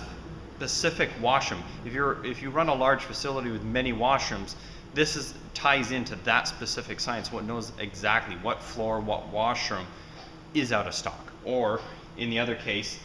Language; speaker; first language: English; native; English